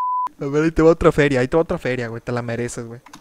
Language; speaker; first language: Spanish; native; Spanish